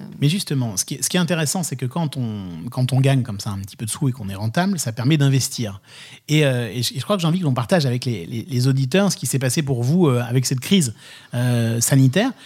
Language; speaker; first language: French; native; French